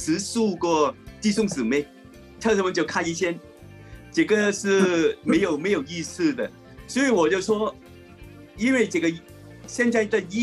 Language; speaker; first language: Chinese; non-native, local second language; Cantonese